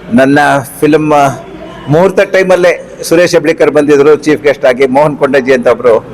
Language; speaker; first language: Kannada; non-native, local second language; Konkani